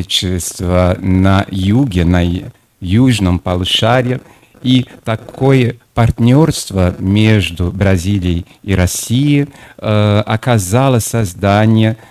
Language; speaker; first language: Russian; non-native, fluent; Portuguese